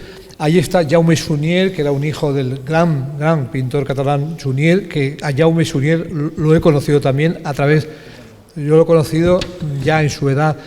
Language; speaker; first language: Spanish; native; Spanish